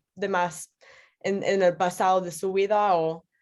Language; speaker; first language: Spanish; non-native, learner; English